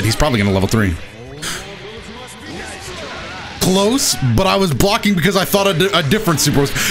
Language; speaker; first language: English; native; English